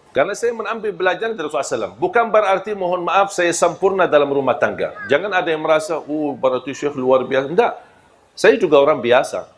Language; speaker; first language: Malay; non-native, fluent; Arabic